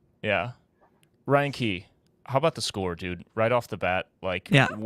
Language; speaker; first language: English; native; English